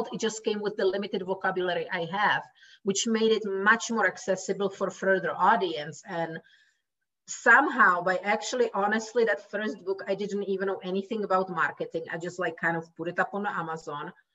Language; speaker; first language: English; non-native, fluent; Czech